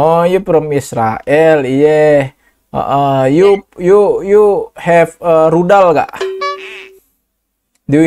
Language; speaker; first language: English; non-native, learner; Indonesian